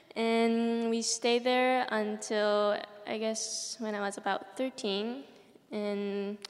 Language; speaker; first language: English; early bilingual, other home language; Japanese